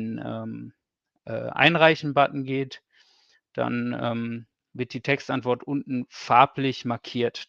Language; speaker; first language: German; native; German